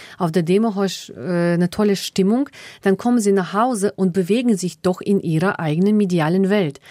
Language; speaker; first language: German; early bilingual, other home language; Russian